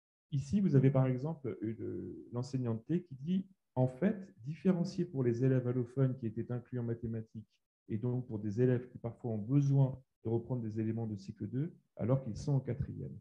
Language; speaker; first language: French; native; French